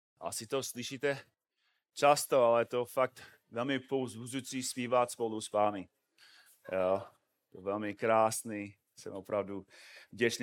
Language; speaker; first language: Czech; non-native, fluent; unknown